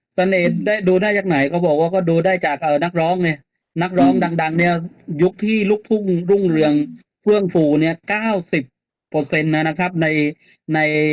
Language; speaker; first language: Thai; native; Thai